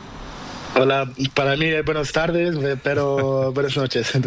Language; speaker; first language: Spanish; non-native, learner; Portuguese